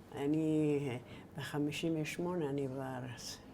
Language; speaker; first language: Hebrew; non-native, learner; Persian